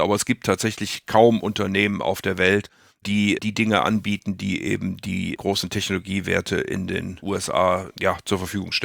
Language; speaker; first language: German; native; German